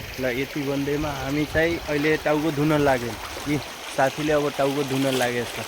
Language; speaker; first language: Nepali; non-native, local second language; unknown